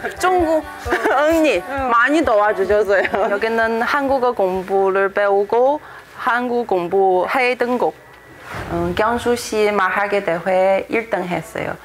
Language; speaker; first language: Korean; non-native, learner; Chinese